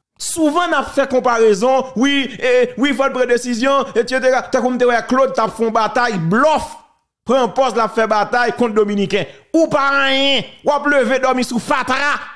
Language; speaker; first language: French; non-native, local second language; Haitian Creole